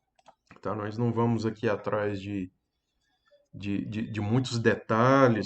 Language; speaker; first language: Portuguese; native; Portuguese